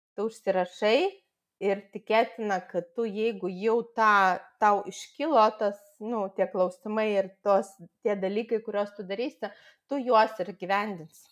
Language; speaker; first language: Lithuanian; non-native, local second language; Russian